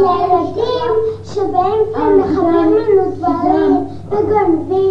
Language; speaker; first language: Hebrew; early bilingual, other home language; English